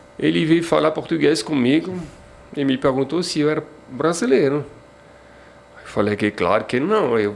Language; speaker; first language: Portuguese; non-native, fluent; French